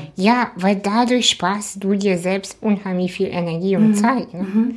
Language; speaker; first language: German; native; German